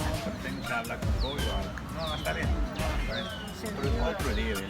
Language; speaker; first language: Spanish; non-native, fluent; English